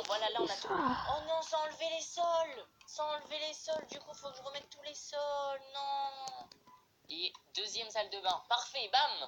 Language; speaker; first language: French; native; French